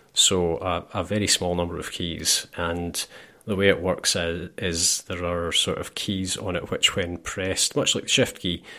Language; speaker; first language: English; native; English